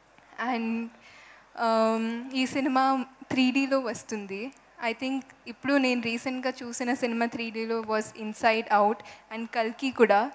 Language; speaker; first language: Telugu; non-native, fluent; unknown